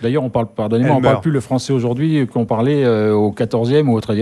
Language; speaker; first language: French; native; French